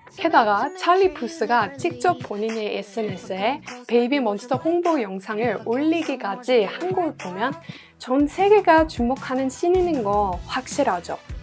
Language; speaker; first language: Korean; native; Korean